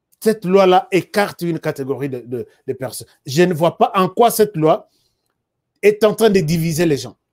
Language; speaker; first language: French; non-native, local second language; Lingala